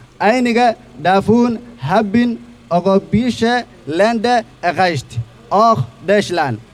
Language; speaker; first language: German; non-native, learner; Somali